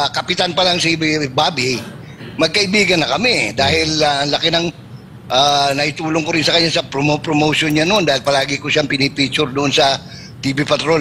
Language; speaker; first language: Filipino; non-native, local second language; Cebuano